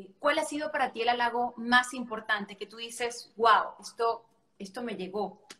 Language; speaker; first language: Spanish; native; Spanish